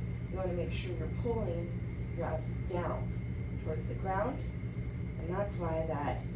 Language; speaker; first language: English; native; English